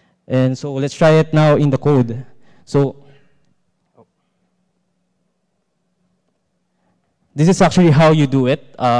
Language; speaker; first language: English; non-native, local second language; Filipino